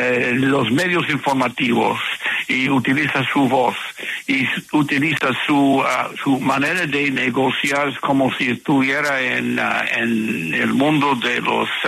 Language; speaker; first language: Spanish; non-native, fluent; English